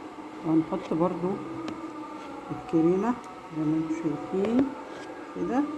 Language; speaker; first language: Arabic; native; Arabic